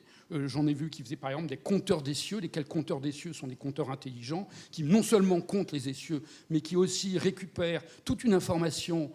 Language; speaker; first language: French; native; French